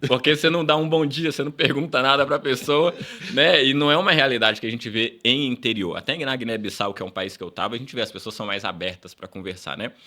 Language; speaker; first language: Portuguese; early bilingual, other home language; Upper Guinea Crioulo